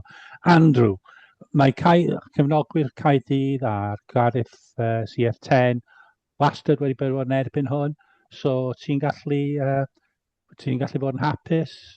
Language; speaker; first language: Welsh; non-native, fluent; English